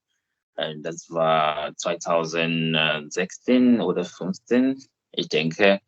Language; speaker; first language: German; non-native, fluent; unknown